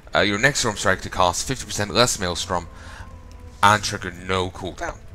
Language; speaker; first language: English; native; English